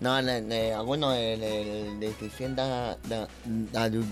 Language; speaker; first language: Catalan; non-native, local second language; Spanish